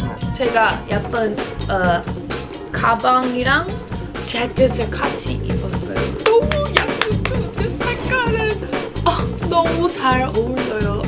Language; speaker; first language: Korean; non-native, fluent; English